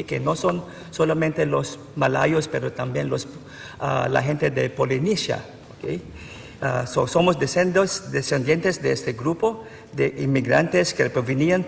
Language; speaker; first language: Spanish; non-native, fluent; Filipino